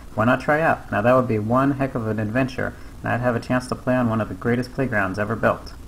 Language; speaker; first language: English; native; English